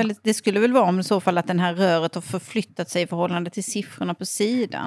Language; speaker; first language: Swedish; native; Swedish